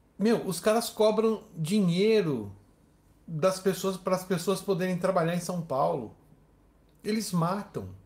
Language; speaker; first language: Portuguese; native; Portuguese